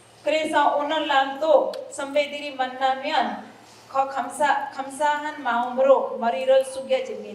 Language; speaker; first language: Korean; non-native, learner; Hindi